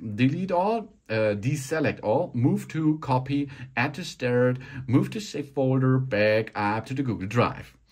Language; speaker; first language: English; non-native, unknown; German